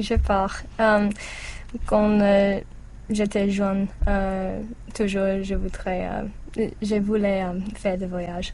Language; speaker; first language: French; non-native, learner; English